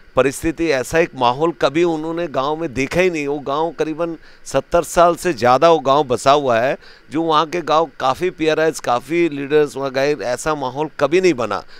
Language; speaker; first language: Hindi; native; Hindi